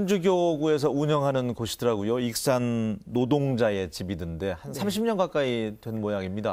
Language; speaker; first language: Korean; native; Korean